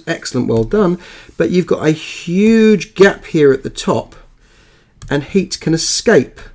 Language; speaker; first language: English; native; English